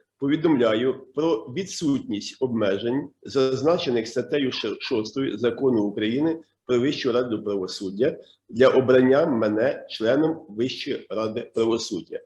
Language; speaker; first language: Ukrainian; native; Ukrainian